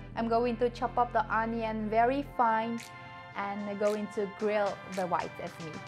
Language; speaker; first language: English; non-native, fluent; Chinese